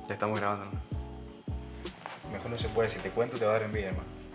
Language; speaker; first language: Spanish; native; Spanish